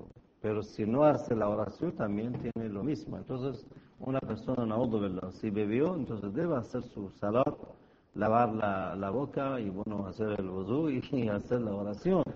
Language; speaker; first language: Spanish; non-native, fluent; Persian